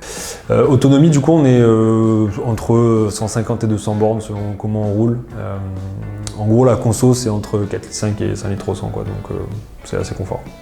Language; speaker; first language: French; native; French